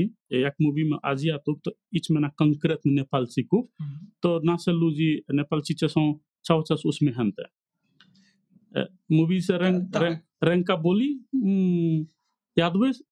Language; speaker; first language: Polish; non-native, learner; Nepali